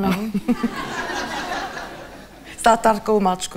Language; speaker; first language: Slovak; non-native, learner; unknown